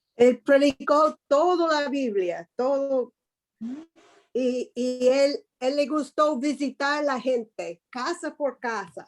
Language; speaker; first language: Spanish; non-native, fluent; English